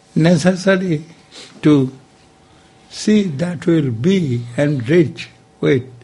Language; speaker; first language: English; non-native, local second language; Bangla